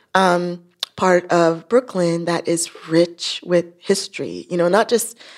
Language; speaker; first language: English; non-native, local second language; Yoruba